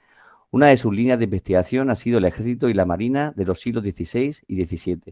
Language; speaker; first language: Spanish; native; Spanish